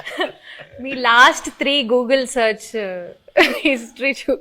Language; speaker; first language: Telugu; native; Telugu